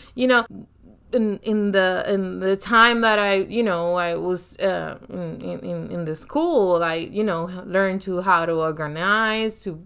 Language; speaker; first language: English; non-native, fluent; Spanish